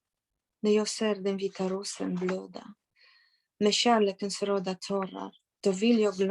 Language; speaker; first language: Swedish; non-native, fluent; Polish